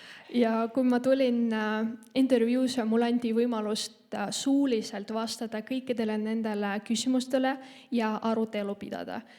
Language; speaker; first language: Estonian; non-native, local second language; Russian